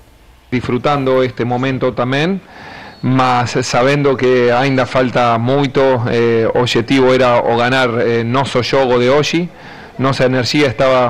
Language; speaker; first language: Portuguese; non-native, learner; Spanish